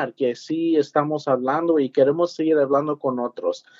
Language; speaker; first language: Spanish; early bilingual, heritage; Spanish